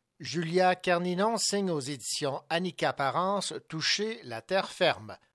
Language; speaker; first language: French; native; French